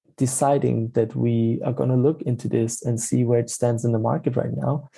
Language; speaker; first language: English; non-native, fluent; German